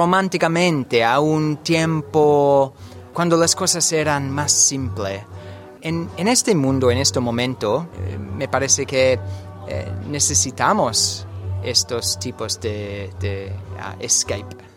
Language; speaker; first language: Spanish; non-native, fluent; English